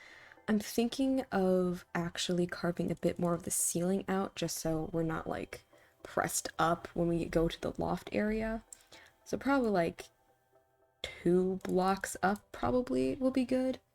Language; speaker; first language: English; native; English